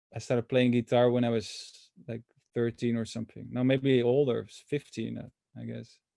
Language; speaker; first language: English; non-native, fluent; Dutch